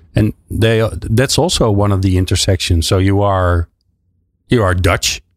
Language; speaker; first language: English; non-native, fluent; Dutch